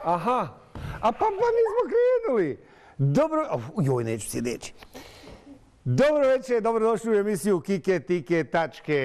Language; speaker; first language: Bosnian; native; Bosnian